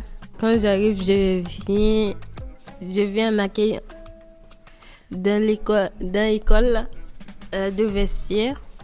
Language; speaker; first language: French; non-native, learner; Haitian Creole